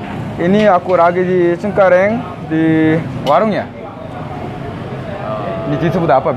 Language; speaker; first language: Indonesian; non-native, fluent; Korean